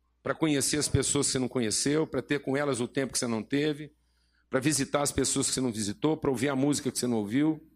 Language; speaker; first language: Portuguese; native; Portuguese